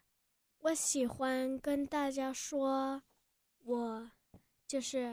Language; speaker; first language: Chinese; early bilingual, heritage; Chinese